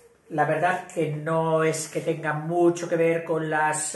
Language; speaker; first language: Spanish; native; Spanish